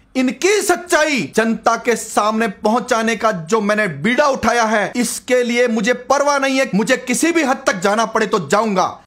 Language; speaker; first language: Hindi; native; Hindi